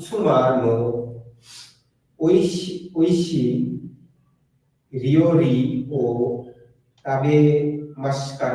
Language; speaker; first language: Japanese; non-native, learner; Bangla